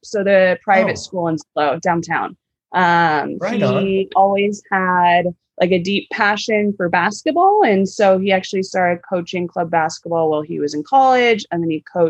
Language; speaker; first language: English; native; English